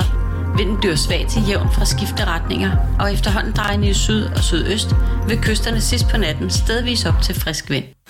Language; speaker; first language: Danish; native; Danish